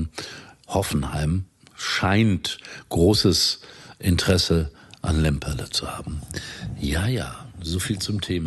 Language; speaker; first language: German; native; German